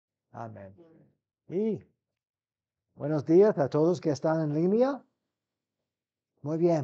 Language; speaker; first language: Spanish; non-native, fluent; English